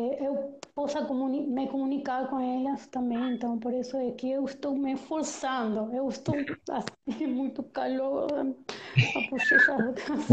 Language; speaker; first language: Portuguese; non-native, learner; Spanish